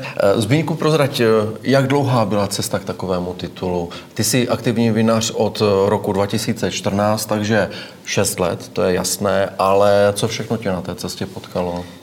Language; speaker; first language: Czech; native; Czech